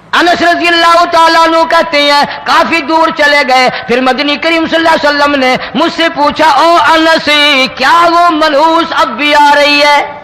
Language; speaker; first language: Urdu; non-native, local second language; Saraiki